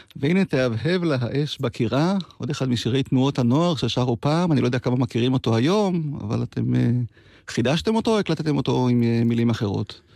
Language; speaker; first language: Hebrew; native; Hebrew